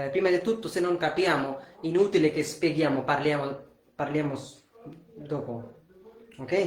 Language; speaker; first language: Italian; non-native, fluent; Bangla